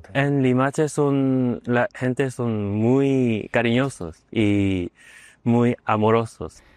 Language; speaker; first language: Spanish; non-native, learner; Korean